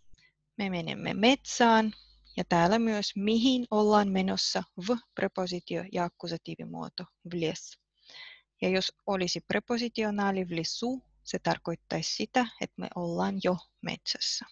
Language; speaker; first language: Finnish; non-native, fluent; Russian